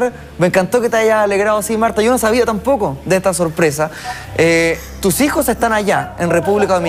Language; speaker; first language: Spanish; native; Spanish